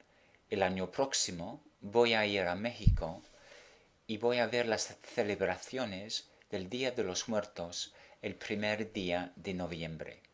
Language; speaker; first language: Spanish; non-native, fluent; English